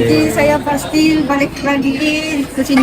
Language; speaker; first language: Indonesian; non-native, fluent; Japanese